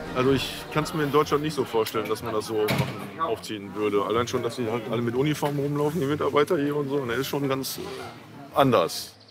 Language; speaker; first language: German; native; German